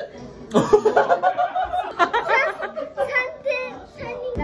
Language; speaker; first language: Japanese; native; Japanese